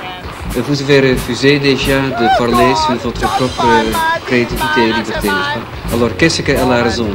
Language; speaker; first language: French; non-native, fluent; Dutch